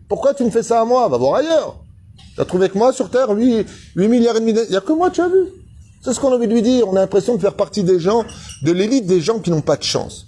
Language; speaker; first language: French; native; French